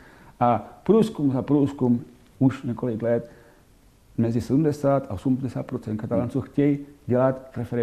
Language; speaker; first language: Czech; non-native, fluent; Catalan